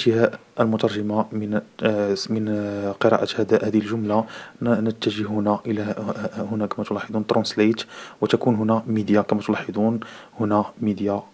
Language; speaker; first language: Arabic; native; Arabic